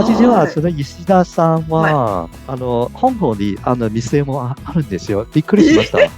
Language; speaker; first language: Japanese; non-native, fluent; Cantonese